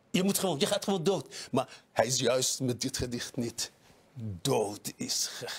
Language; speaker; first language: Dutch; non-native, fluent; Persian